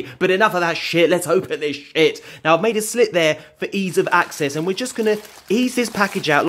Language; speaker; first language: English; native; English